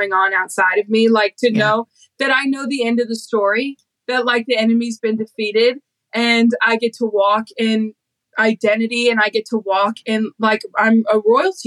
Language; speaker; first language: English; native; English